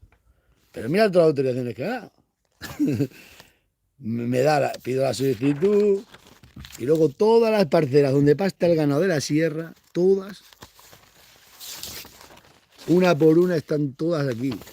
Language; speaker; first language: Spanish; native; Spanish